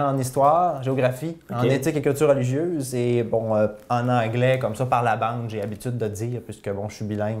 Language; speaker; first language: French; native; French